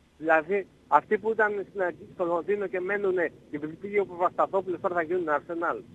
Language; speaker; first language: Greek; native; Greek